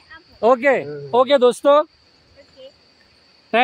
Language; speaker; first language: Hindi; non-native, learner; Bangla